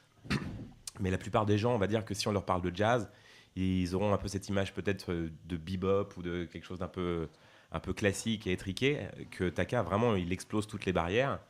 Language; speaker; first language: French; native; French